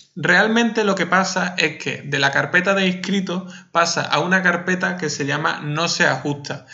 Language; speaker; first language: Spanish; native; Spanish